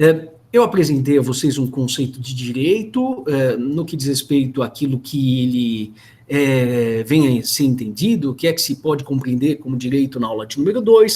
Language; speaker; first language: Portuguese; native; Portuguese